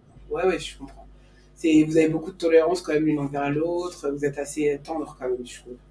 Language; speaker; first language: French; native; French